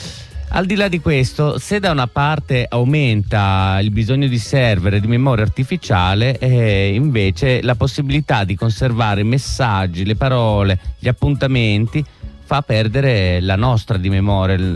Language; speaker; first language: Italian; native; Italian